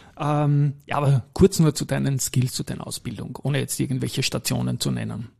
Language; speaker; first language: German; native; German